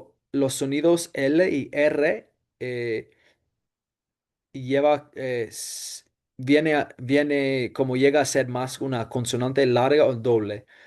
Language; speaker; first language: Spanish; non-native, fluent; English